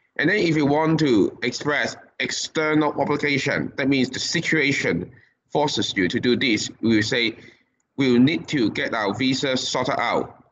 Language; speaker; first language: English; non-native, local second language; Cantonese